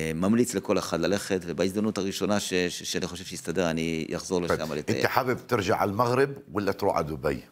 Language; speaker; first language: Hebrew; native; Hebrew